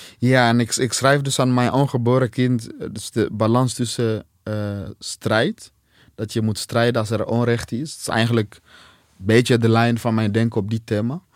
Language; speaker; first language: Dutch; non-native, fluent; Swahili